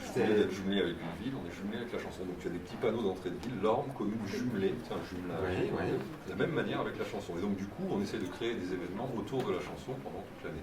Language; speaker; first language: French; native; French